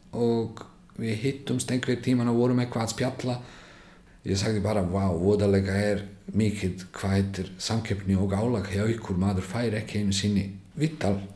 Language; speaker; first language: Icelandic; non-native, fluent; Bosnian